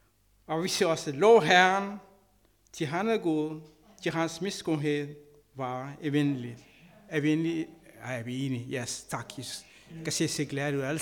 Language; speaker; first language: Danish; non-native, learner; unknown